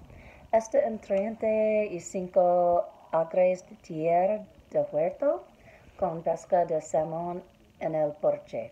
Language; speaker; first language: Spanish; non-native, learner; English